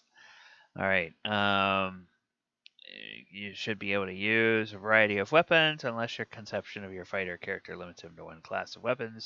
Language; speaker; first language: English; native; English